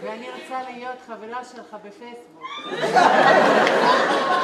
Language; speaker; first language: Hebrew; non-native, local second language; Arabic